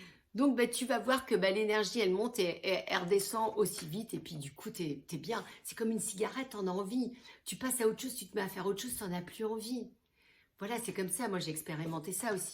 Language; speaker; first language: French; native; French